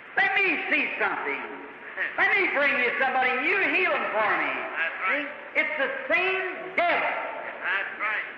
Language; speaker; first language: English; native; English